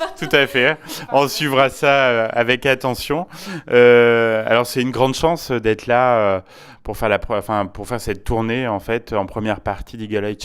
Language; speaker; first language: French; native; French